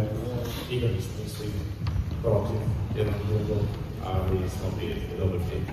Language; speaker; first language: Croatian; non-native, fluent; Russian